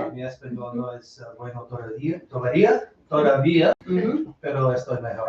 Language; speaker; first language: Spanish; non-native, learner; English